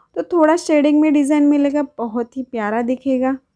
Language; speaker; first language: Hindi; non-native, local second language; Marathi